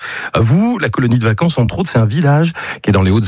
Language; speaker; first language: French; native; French